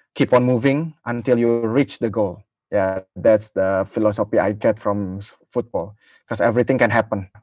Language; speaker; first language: English; non-native, learner; Indonesian